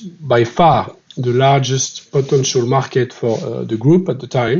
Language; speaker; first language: English; non-native, fluent; French